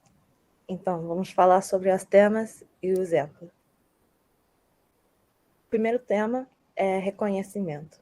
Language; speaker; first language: Portuguese; early bilingual, heritage; Portuguese